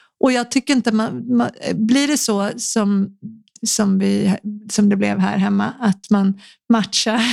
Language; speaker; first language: Swedish; native; Swedish